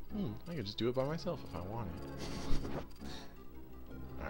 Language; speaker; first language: English; native; English